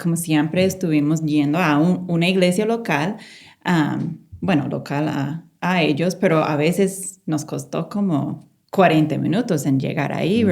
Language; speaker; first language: Spanish; non-native, fluent; English